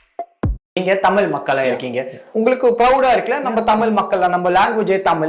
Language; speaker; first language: Tamil; non-native, learner; Kashmiri